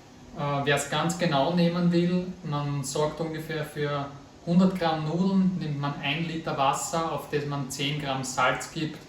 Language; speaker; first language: German; native; German